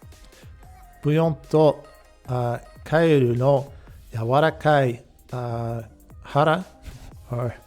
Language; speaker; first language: Japanese; non-native, fluent; English